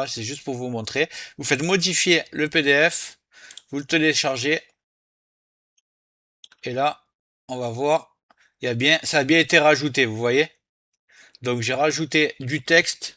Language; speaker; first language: French; native; French